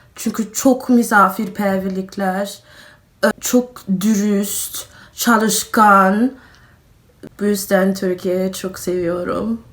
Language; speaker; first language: Turkish; non-native, learner; German